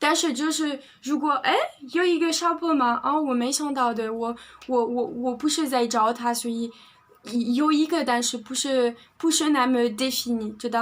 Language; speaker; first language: Chinese; non-native, fluent; French